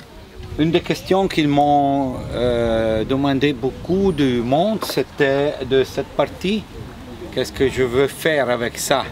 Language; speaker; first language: French; non-native, fluent; Italian